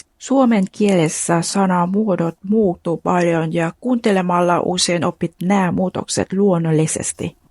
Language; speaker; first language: Finnish; non-native, fluent; Vietnamese